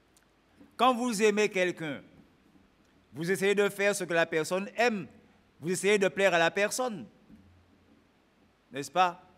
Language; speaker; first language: French; native; French